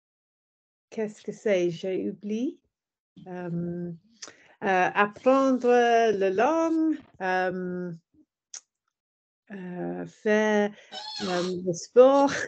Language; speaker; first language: French; non-native, learner; English